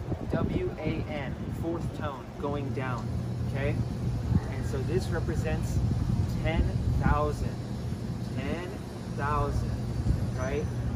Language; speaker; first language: English; native; English